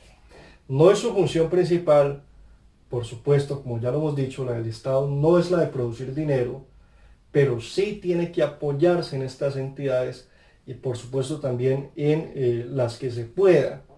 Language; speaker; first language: Spanish; native; Spanish